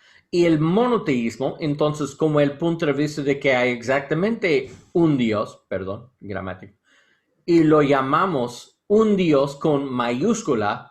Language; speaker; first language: Spanish; non-native, learner; English